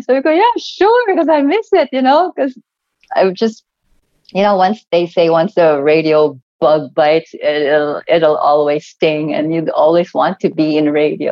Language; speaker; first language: English; non-native, local second language; Cebuano